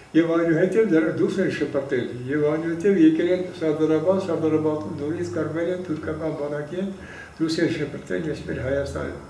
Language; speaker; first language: Armenian; non-native, local second language; Kurdish